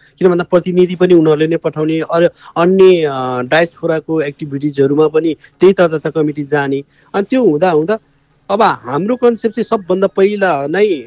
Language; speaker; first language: Nepali; non-native, local second language; Eastern Tamang